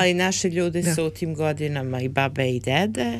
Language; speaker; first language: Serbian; early bilingual, heritage; Serbian